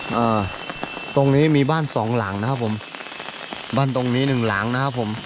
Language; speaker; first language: Thai; native; Thai